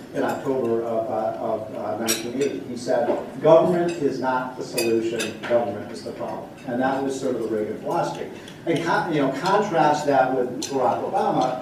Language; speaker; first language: English; native; English